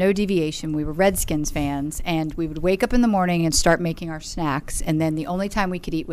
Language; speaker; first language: English; native; English